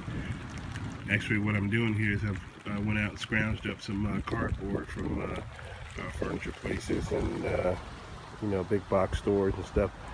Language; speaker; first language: English; native; English